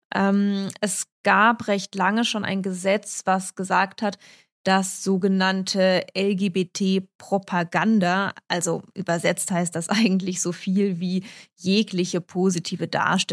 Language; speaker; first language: German; early bilingual, other home language; Russian